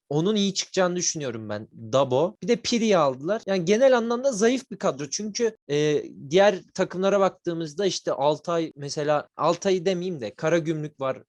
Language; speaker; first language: Turkish; native; Turkish